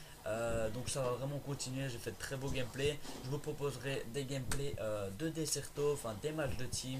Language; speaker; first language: French; native; French